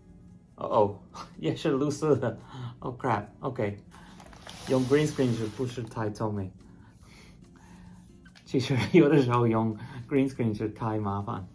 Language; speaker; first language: Chinese; non-native, fluent; English